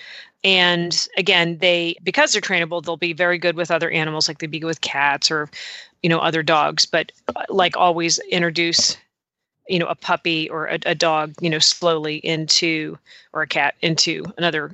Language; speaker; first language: English; native; English